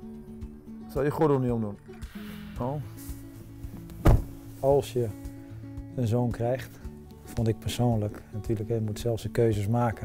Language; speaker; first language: Dutch; native; Dutch